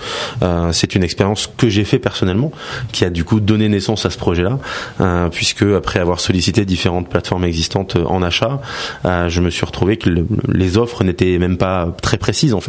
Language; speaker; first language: French; native; French